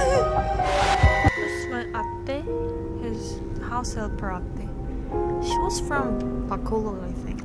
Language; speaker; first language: English; non-native, local second language; Korean